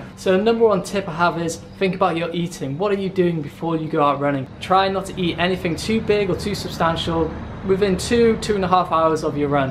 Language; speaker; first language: English; native; English